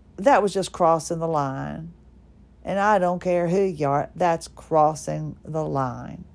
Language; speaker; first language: English; early bilingual, other home language; Swedish